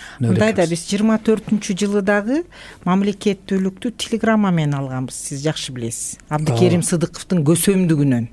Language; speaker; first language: Kyrgyz; native; Kyrgyz